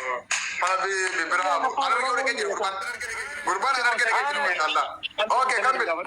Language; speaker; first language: Arabic; non-native, learner; Oromo